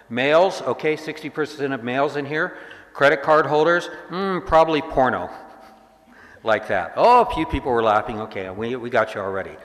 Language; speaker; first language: English; native; English